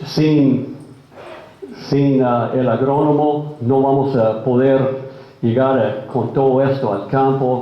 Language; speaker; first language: Spanish; non-native, fluent; English